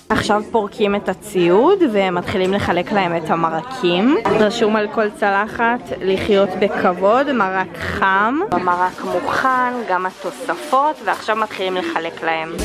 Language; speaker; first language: Hebrew; native; Hebrew